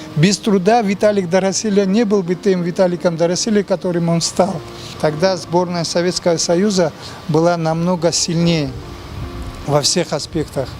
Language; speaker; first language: Russian; non-native, local second language; Abkhazian